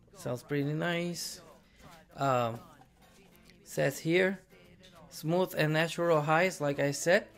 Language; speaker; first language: English; non-native, fluent; Spanish